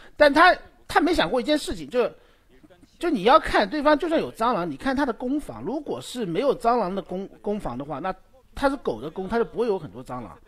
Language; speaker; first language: Chinese; native; Chinese